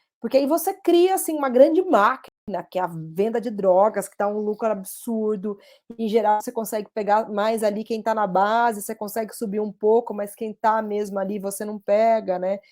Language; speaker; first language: Portuguese; native; Portuguese